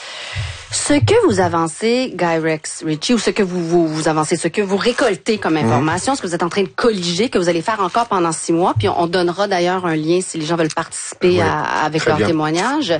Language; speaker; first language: French; native; French